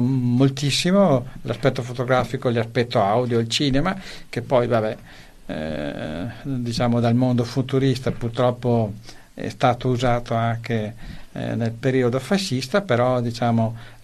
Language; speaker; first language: Italian; native; Italian